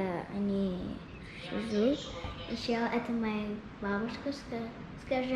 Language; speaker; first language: Russian; non-native, learner; English